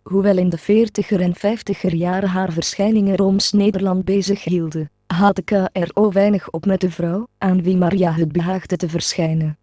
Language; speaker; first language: Dutch; native; Dutch